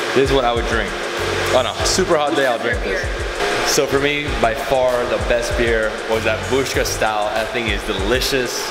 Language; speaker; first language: English; native; English